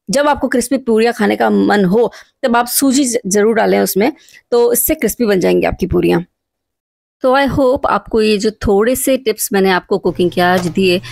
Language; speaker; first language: Hindi; native; Hindi